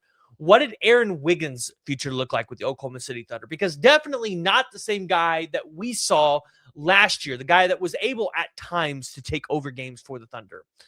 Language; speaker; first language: English; native; English